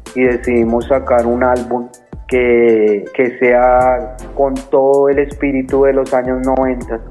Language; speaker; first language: Spanish; native; Spanish